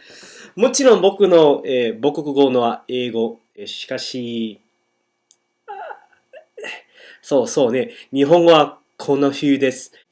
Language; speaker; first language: Japanese; non-native, learner; English